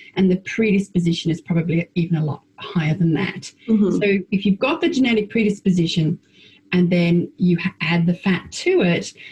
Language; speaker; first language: English; native; English